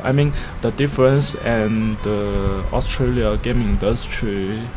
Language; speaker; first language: English; non-native, learner; Chinese